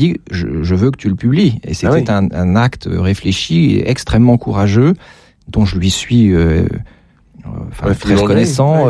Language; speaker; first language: French; native; French